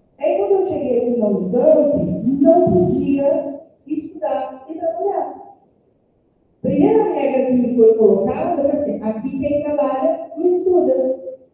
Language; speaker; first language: Portuguese; native; Portuguese